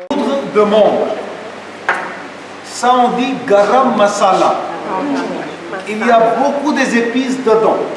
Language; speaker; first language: French; non-native, fluent; Hindi